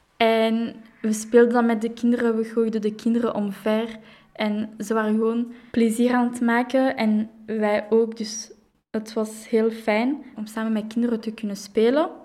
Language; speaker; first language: Dutch; non-native, local second language; French